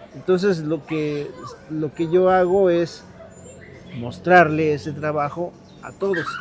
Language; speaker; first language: Spanish; native; Spanish